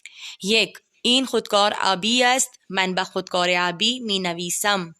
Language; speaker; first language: Persian; non-native, fluent; Urdu